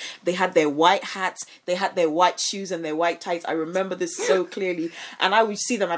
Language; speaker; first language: English; non-native, local second language; Akan